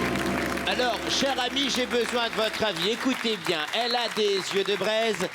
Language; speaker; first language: French; native; French